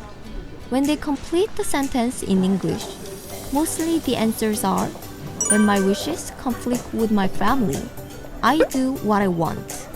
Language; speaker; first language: English; non-native, fluent; Korean